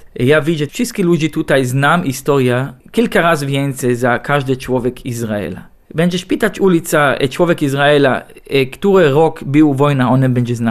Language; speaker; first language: Polish; non-native, learner; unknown